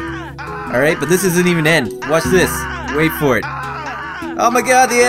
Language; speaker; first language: English; native; English